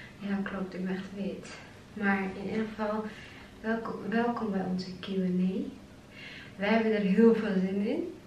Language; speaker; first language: Dutch; early bilingual, other home language; Chechen